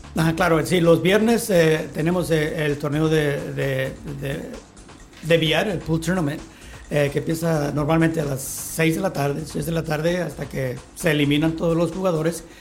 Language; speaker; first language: Spanish; native; Spanish